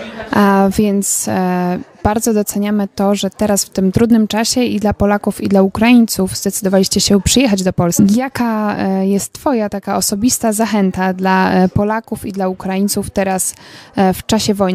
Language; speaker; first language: Polish; native; Polish